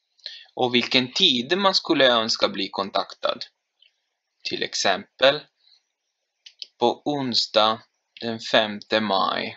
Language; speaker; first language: Swedish; non-native, fluent; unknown